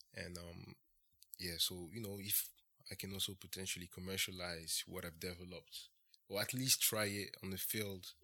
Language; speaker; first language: English; early bilingual, heritage; French